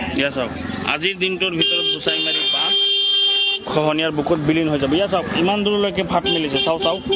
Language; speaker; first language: Assamese; non-native, local second language; Bangla